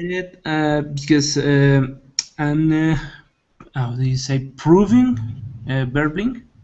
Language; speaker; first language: English; non-native, learner; Spanish